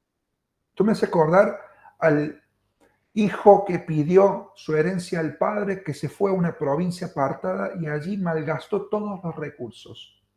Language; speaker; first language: Spanish; native; Spanish